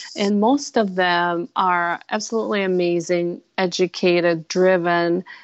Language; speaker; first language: English; non-native, fluent; Russian